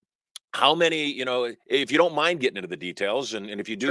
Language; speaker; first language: English; native; English